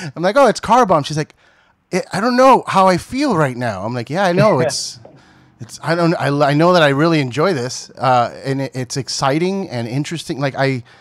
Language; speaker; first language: English; native; English